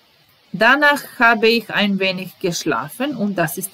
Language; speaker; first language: German; non-native, fluent; Serbian